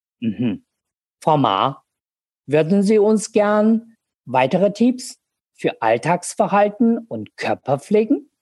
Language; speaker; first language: German; non-native, learner; Chinese